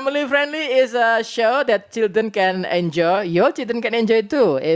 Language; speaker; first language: English; non-native, learner; Indonesian